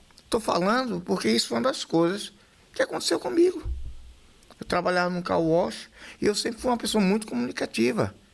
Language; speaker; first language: Portuguese; native; Portuguese